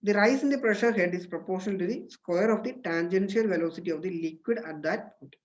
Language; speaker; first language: English; non-native, local second language; Malayalam